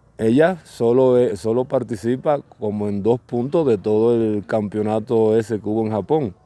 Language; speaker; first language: Spanish; native; Spanish